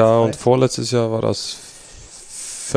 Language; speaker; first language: German; non-native, fluent; Swedish